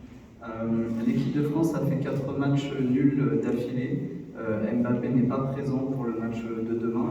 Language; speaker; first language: French; native; French